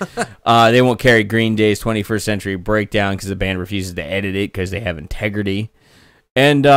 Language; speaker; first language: English; native; English